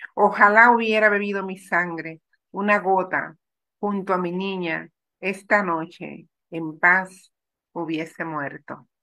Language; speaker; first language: Spanish; native; Spanish